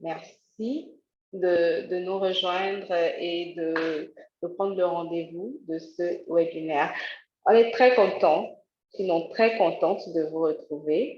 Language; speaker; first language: French; native; French